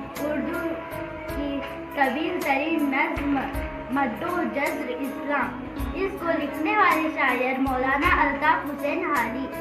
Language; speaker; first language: Urdu; native; Urdu